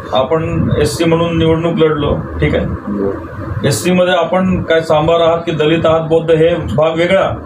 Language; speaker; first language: Marathi; native; Marathi